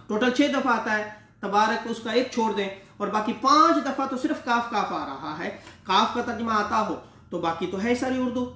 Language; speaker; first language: Urdu; non-native, local second language; Punjabi